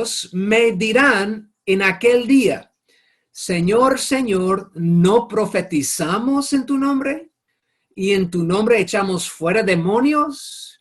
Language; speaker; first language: Spanish; non-native, fluent; English